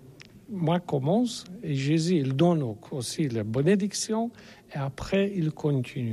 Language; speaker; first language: French; non-native, learner; Polish